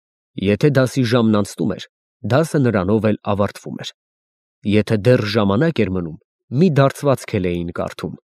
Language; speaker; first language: Armenian; native; Armenian